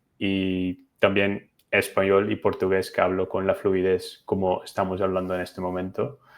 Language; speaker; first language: Spanish; non-native, fluent; Dutch